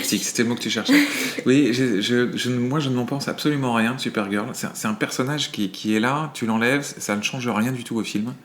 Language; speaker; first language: French; native; French